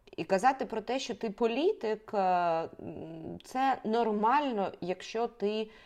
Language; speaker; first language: Ukrainian; native; Ukrainian